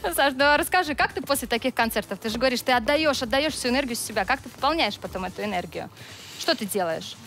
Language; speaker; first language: Russian; native; Russian